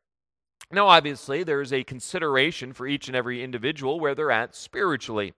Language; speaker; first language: English; native; English